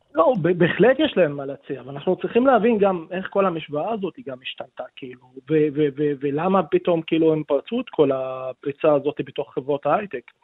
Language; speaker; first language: Hebrew; non-native, local second language; Arabic